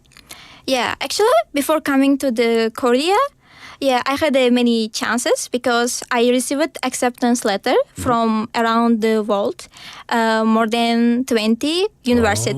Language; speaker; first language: English; non-native, learner; Uzbek